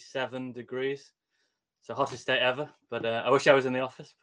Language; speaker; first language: English; native; English